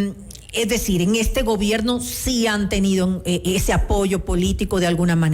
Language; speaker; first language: Spanish; native; Spanish